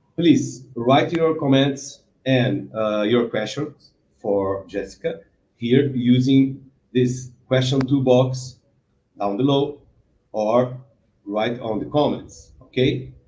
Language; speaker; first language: English; non-native, learner; Portuguese